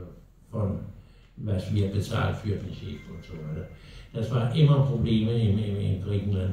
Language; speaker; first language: German; non-native, learner; Danish